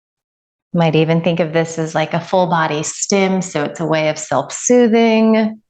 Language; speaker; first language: English; native; English